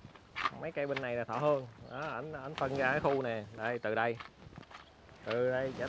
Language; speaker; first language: Vietnamese; native; Vietnamese